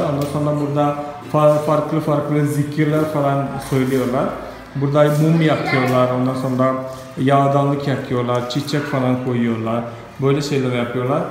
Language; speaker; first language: Turkish; non-native, fluent; Malayalam